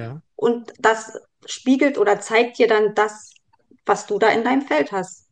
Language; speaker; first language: German; native; German